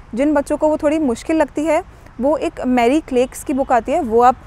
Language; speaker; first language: Hindi; native; Hindi